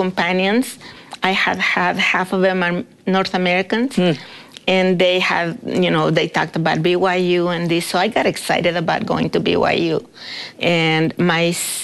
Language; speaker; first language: English; non-native, fluent; Spanish